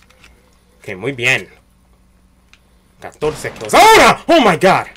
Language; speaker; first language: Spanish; early bilingual, heritage; Spanish